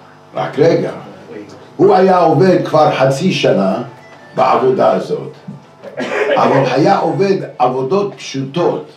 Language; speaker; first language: Hebrew; non-native, fluent; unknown